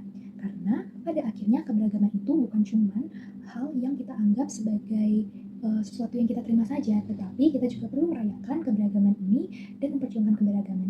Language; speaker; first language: Indonesian; native; Indonesian